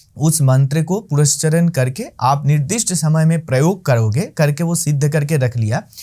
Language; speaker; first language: Hindi; non-native, local second language; Bangla